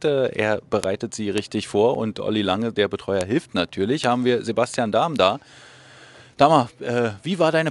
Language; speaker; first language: German; native; German